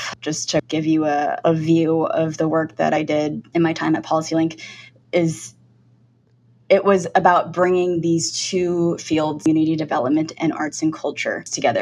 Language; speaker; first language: English; native; English